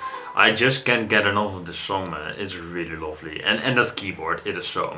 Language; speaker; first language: English; non-native, fluent; Dutch